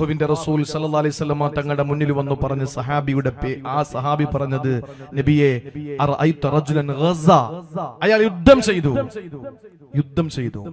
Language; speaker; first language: Malayalam; native; Malayalam